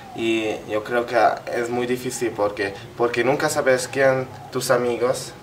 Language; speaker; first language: Spanish; non-native, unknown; Hungarian